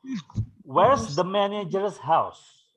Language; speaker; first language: English; non-native, fluent; Indonesian